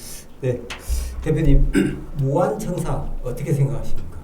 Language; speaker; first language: Korean; native; Korean